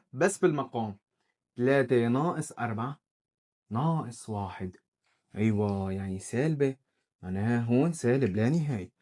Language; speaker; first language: Arabic; native; Arabic